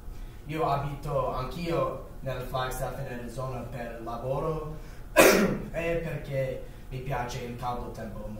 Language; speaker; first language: Italian; non-native, learner; English